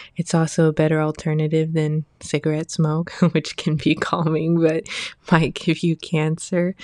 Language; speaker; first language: English; early bilingual, other home language; Chinese